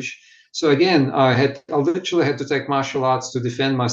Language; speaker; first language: English; non-native, fluent; Ukrainian